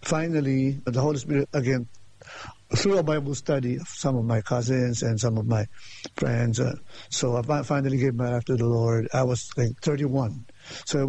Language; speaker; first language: English; non-native, local second language; Filipino